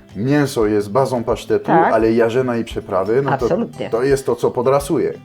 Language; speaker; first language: Polish; non-native, fluent; French